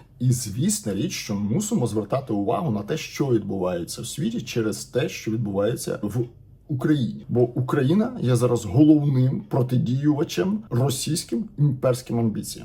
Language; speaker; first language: Ukrainian; native; Ukrainian